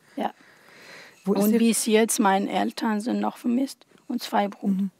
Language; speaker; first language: German; non-native, learner; Arabic